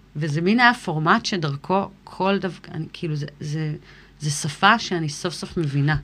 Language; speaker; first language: Hebrew; early bilingual, other home language; English